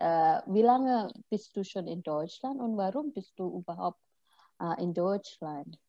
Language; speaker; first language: German; non-native, fluent; Indonesian